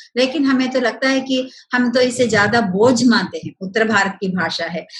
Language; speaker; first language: Hindi; non-native, local second language; Telugu